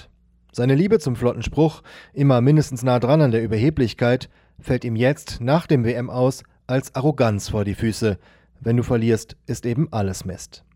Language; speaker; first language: German; native; German